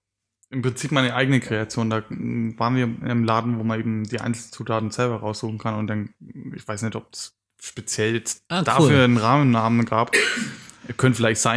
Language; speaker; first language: German; native; German